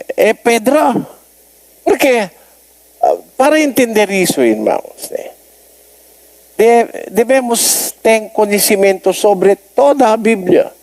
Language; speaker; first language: Portuguese; non-native, learner; Filipino